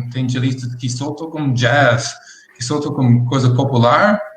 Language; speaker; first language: Portuguese; non-native, fluent; English